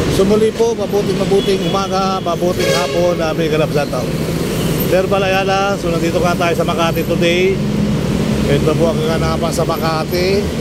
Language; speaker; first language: Filipino; native; Filipino